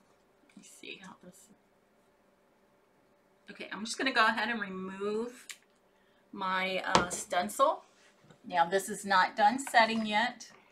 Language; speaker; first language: English; native; English